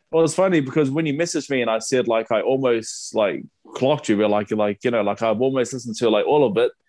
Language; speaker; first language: English; native; English